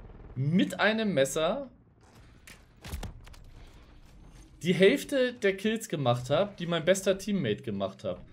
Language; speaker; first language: German; native; German